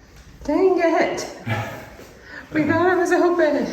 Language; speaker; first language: English; native; English